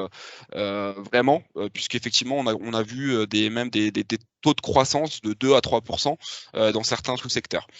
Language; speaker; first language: French; native; French